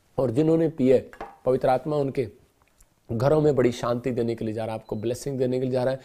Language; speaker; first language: Hindi; non-native, local second language; Punjabi